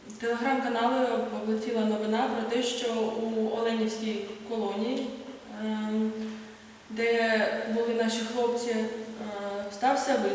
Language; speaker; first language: Ukrainian; native; Ukrainian